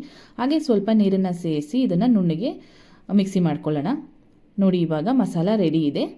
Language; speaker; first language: Kannada; native; Kannada